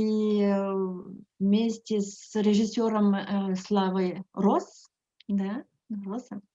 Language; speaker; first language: Russian; non-native, fluent; French